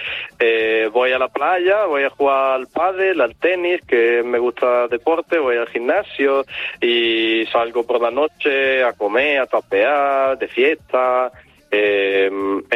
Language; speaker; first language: Spanish; non-native, fluent; Italian